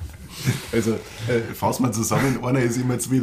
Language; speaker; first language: German; native; German